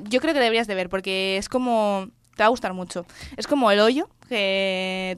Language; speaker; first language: Spanish; native; Spanish